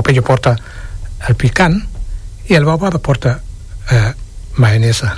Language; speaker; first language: Catalan; non-native, fluent; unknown